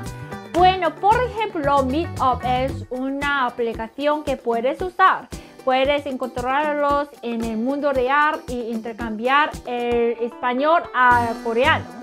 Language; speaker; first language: Spanish; non-native, fluent; Korean